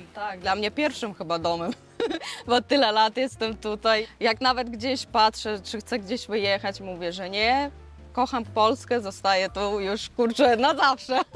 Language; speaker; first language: Polish; non-native, fluent; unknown